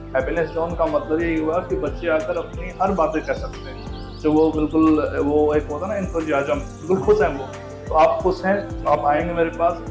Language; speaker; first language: Hindi; native; Hindi